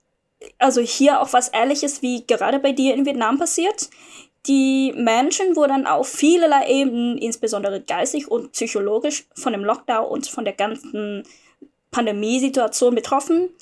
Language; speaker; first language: German; non-native, fluent; Vietnamese